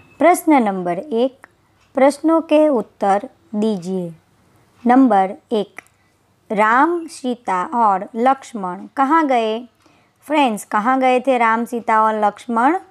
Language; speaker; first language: Hindi; non-native, local second language; Gujarati